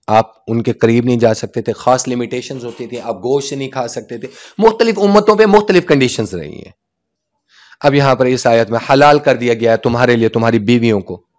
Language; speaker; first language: Urdu; non-native, local second language; Punjabi